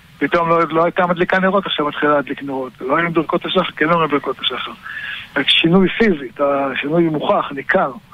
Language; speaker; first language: Hebrew; native; Hebrew